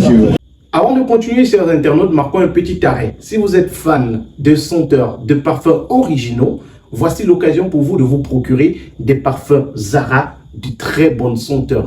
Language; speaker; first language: French; native; French